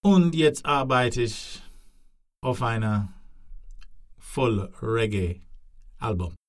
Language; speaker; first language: German; non-native, fluent; English